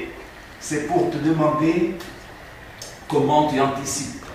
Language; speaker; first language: French; non-native, fluent; Arabic